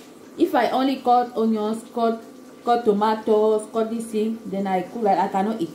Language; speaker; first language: English; non-native, learner; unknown